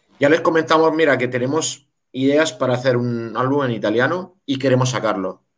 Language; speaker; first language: Spanish; non-native, fluent; Italian